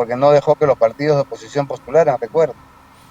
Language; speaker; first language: Spanish; native; Spanish